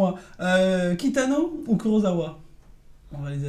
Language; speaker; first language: French; native; French